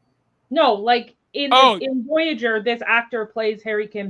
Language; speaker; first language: English; native; English